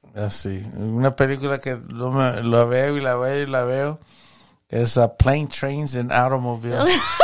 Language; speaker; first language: Spanish; native; Spanish